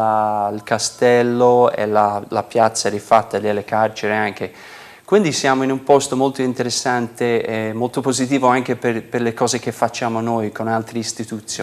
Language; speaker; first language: Italian; non-native, fluent; English